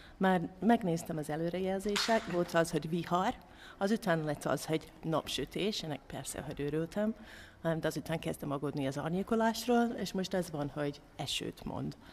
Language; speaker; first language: Hungarian; non-native, fluent; English